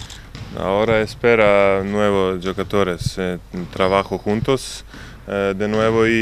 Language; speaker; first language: Spanish; non-native, learner; Serbian